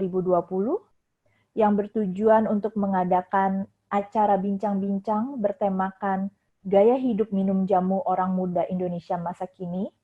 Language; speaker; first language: Indonesian; native; Indonesian